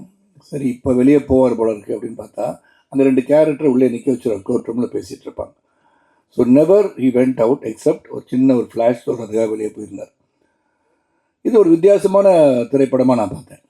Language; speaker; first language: Tamil; native; Tamil